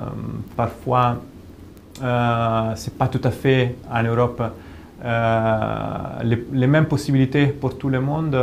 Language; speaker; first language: French; non-native, fluent; Italian